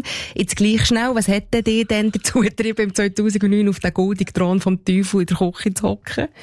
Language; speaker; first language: German; native; German